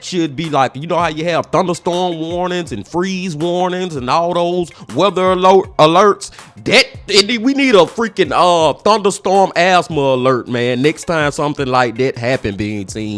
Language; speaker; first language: English; native; English